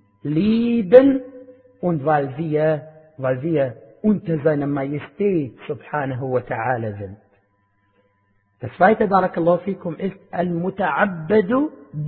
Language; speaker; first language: German; non-native, fluent; Arabic